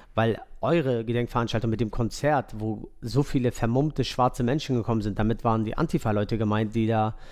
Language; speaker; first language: German; native; German